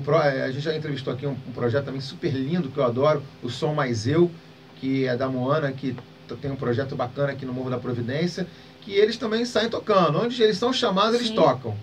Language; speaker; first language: Portuguese; native; Portuguese